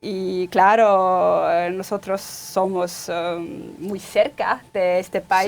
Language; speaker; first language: Spanish; non-native, fluent; Estonian